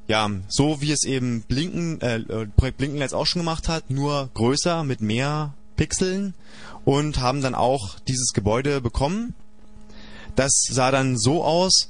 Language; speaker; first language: German; native; German